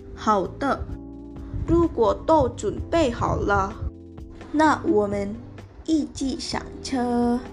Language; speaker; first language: Chinese; non-native, learner; Indonesian